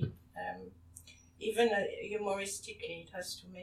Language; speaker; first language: English; non-native, fluent; French